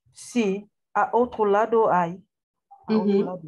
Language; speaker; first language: Spanish; non-native, learner; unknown